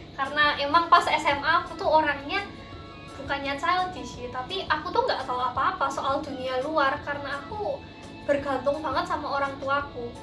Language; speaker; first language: Indonesian; native; Indonesian